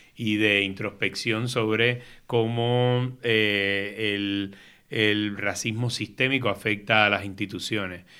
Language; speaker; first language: Spanish; native; Spanish